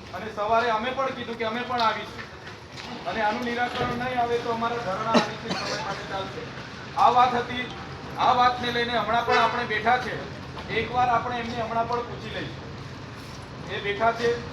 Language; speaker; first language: Gujarati; non-native, local second language; Vasavi